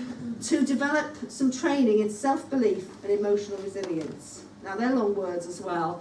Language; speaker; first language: English; native; English